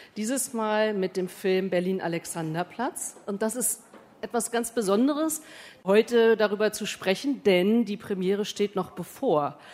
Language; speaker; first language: German; native; German